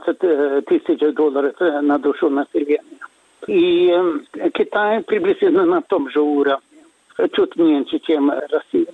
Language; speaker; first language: Russian; non-native, fluent; Swedish